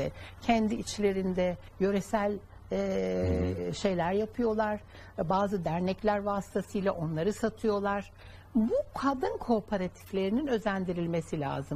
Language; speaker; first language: Turkish; native; Turkish